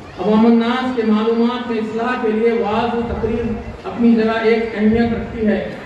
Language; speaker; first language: Urdu; native; Urdu